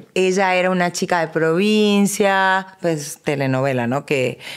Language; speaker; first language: Spanish; native; Spanish